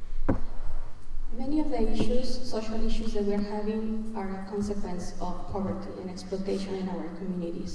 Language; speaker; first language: English; non-native, fluent; Spanish